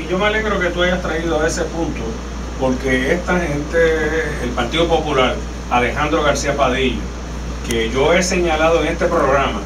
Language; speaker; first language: Spanish; native; Spanish